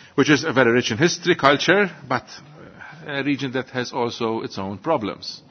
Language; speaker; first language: English; non-native, local second language; Maltese